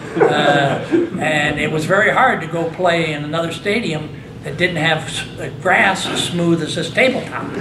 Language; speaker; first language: English; native; English